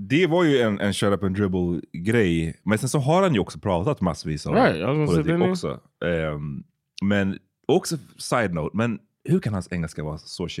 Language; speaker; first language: Swedish; native; Swedish